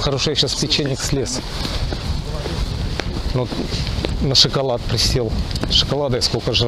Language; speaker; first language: Russian; native; Russian